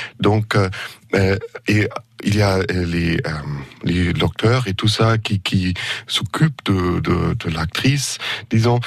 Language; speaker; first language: French; non-native, fluent; German